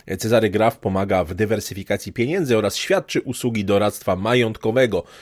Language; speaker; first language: Polish; native; Polish